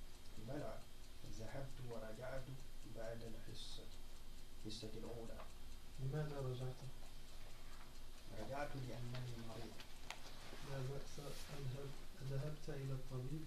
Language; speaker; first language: Arabic; non-native, learner; French